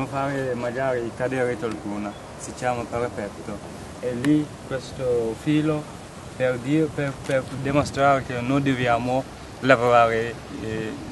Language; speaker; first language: Italian; non-native, learner; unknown